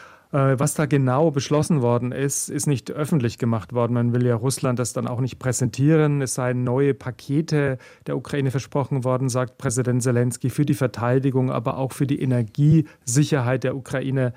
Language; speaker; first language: German; native; German